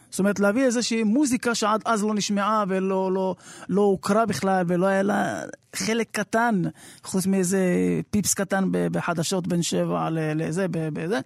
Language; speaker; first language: Hebrew; native; Hebrew